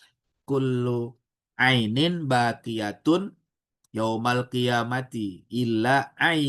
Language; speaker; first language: Arabic; non-native, fluent; Indonesian